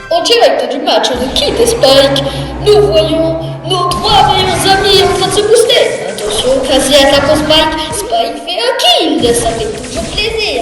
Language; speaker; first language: French; native; French